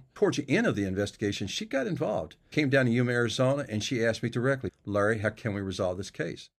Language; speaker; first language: English; native; English